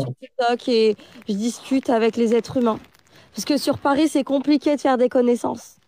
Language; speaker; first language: French; early bilingual, other home language; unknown